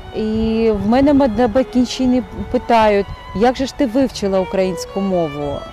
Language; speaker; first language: Ukrainian; non-native, fluent; Abkhazian